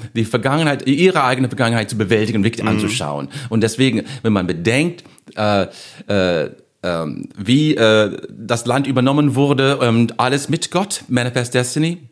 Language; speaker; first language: German; non-native, fluent; English